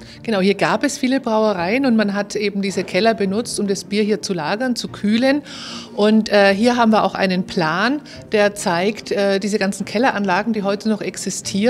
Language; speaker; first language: German; native; German